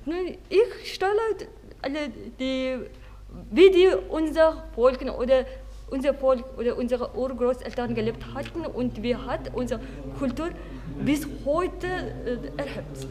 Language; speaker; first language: German; non-native, learner; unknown